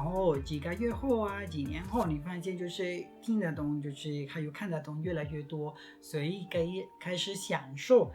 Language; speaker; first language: Chinese; non-native, fluent; Spanish